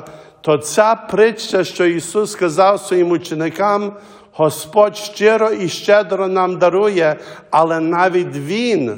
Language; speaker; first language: Ukrainian; early bilingual, heritage; Ukrainian